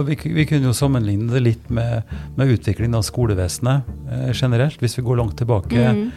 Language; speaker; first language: Norwegian; native; Norwegian